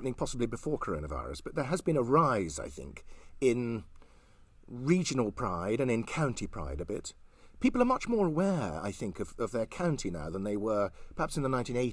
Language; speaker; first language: English; native; English